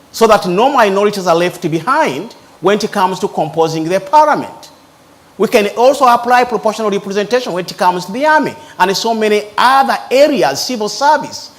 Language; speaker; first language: English; non-native, local second language; Ganda